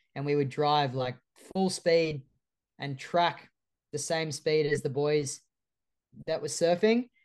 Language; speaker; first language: English; native; English